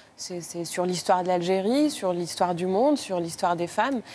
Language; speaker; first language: French; non-native, local second language; Arabic